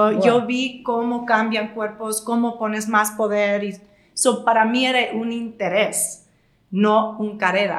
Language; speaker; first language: Spanish; non-native, fluent; English